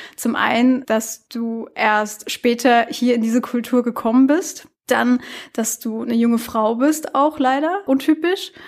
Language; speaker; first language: German; native; German